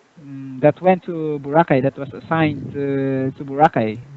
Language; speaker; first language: English; non-native, local second language; Filipino